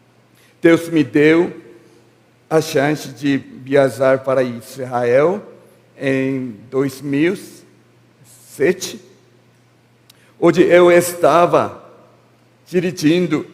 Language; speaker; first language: Portuguese; non-native, learner; Korean